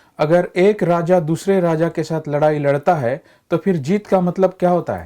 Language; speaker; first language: Hindi; non-native, local second language; Marathi